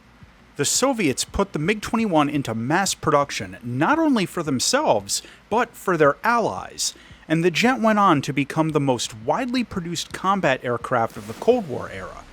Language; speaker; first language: English; native; English